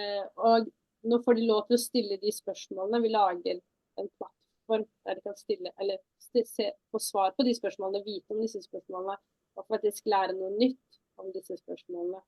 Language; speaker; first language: Norwegian; early bilingual, other home language; Tamil